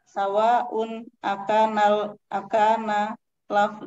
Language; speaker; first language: Arabic; non-native, learner; Indonesian